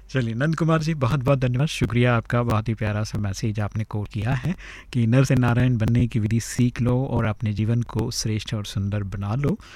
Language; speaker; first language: Hindi; native; Hindi